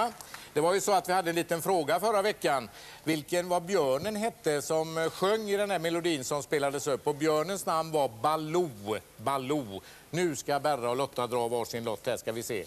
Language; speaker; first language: Swedish; native; Swedish